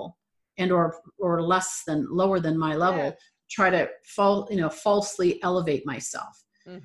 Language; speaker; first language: English; native; English